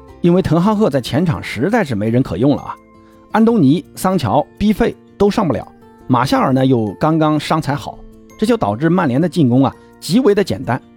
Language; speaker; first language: Chinese; native; Chinese